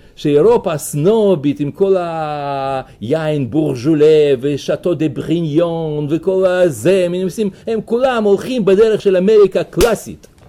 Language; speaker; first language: Hebrew; non-native, fluent; Russian